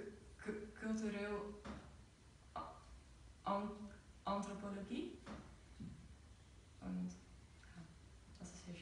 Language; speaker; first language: German; non-native, learner; Dutch